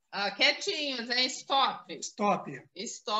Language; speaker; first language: Portuguese; native; Portuguese